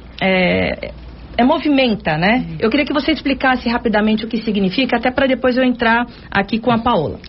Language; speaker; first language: Portuguese; native; Portuguese